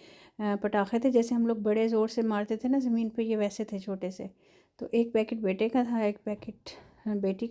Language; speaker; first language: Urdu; non-native, local second language; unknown